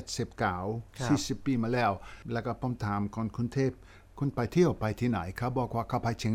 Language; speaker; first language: Thai; non-native, fluent; Dutch